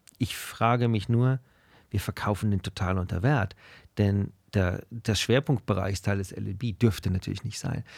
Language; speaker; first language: German; native; German